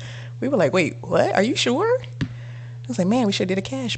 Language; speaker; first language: English; native; English